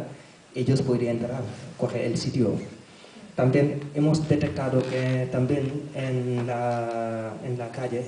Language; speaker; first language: Spanish; non-native, learner; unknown